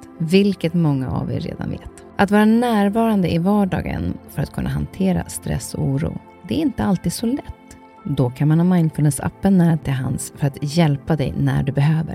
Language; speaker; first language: Swedish; native; Swedish